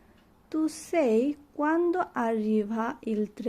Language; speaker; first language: Italian; non-native, learner; Bangla